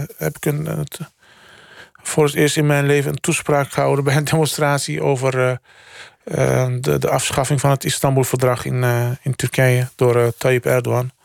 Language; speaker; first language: Dutch; early bilingual, other home language; Turkish